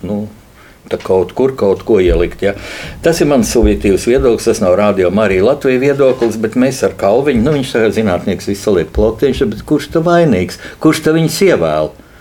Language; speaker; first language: Latvian; native; Latvian